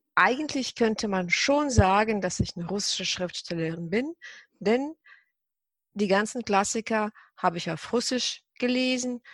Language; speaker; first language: German; non-native, fluent; Tatar